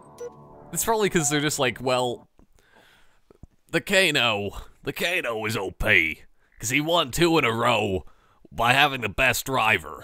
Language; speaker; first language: English; native; English